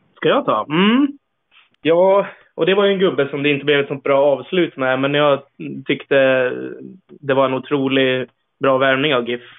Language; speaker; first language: Swedish; native; Swedish